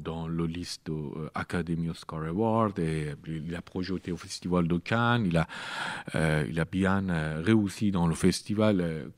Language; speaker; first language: French; non-native, learner; Persian